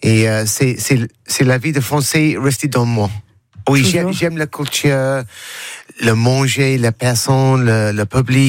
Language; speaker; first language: French; non-native, learner; English